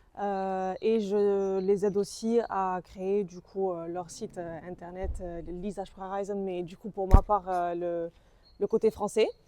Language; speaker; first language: French; native; French